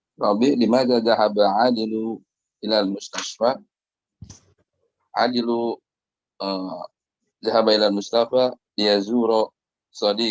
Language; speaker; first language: Arabic; non-native, learner; Indonesian